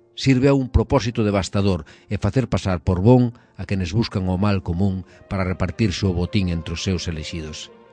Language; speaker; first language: Galician; native; Galician